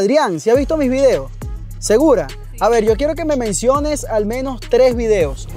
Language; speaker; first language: Spanish; native; Spanish